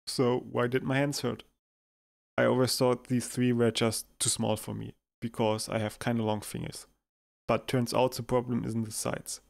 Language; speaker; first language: English; non-native, fluent; German